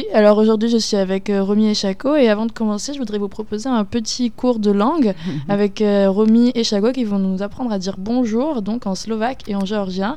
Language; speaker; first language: French; native; French